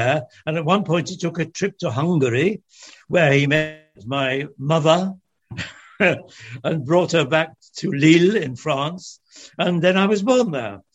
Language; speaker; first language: English; early bilingual, other home language; French